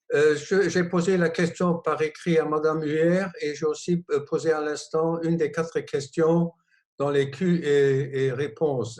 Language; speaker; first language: French; non-native, local second language; Luxembourgish